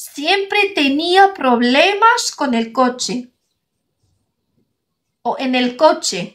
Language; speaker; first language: Spanish; non-native, fluent; Arabic